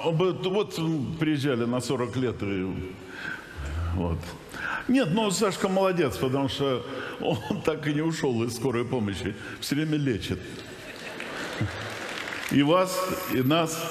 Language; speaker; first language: Russian; native; Russian